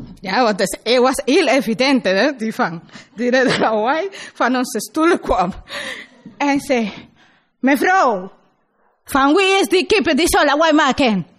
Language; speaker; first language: Dutch; non-native, learner; Spanish